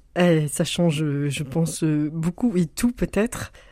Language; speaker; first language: French; native; French